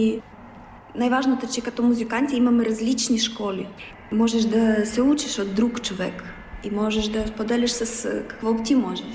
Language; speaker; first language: Bulgarian; non-native, learner; Russian